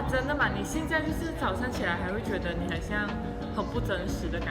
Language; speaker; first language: Chinese; native; Chinese